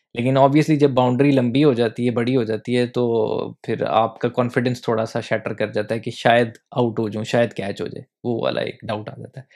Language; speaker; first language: Urdu; native; Urdu